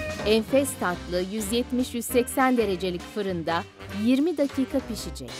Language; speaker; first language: Turkish; native; Turkish